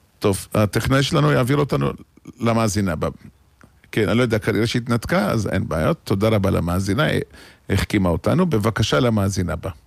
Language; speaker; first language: Hebrew; native; Hebrew